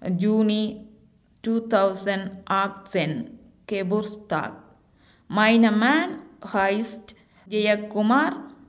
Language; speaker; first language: German; non-native, learner; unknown